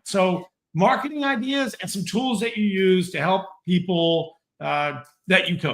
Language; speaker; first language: English; native; English